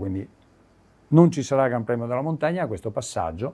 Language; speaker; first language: Italian; native; Italian